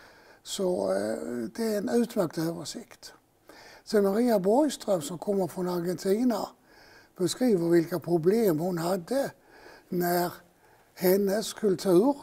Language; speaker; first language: Swedish; native; Swedish